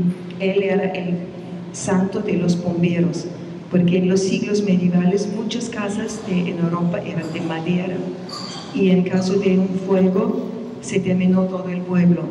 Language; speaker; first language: Spanish; non-native, fluent; German